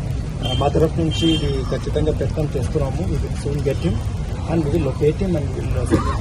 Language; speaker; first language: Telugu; non-native, learner; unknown